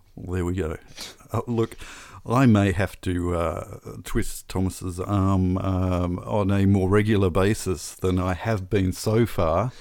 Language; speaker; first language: English; native; English